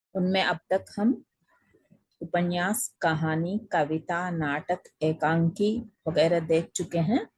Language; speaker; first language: Hindi; non-native, local second language; Telugu